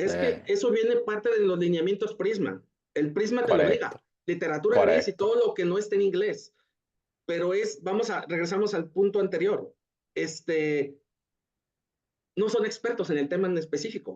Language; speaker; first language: Spanish; native; Spanish